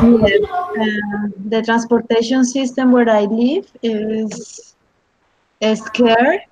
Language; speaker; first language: English; non-native, learner; Spanish